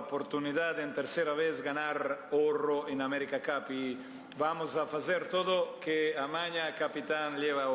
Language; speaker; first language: Spanish; non-native, fluent; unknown